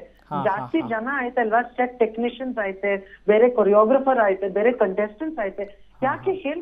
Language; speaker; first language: Kannada; non-native, learner; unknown